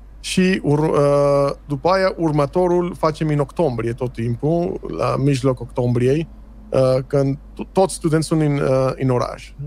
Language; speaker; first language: Romanian; non-native, fluent; Spanish